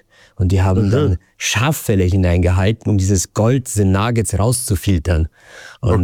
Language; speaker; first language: German; native; German